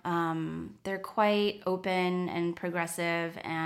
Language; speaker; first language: English; non-native, fluent; Chinese